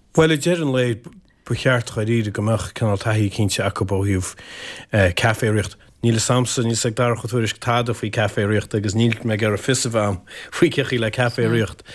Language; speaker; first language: Irish; native; Irish